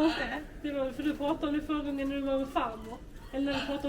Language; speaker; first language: Swedish; native; Swedish